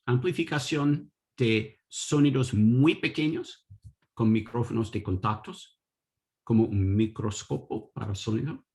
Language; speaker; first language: Spanish; non-native, learner; English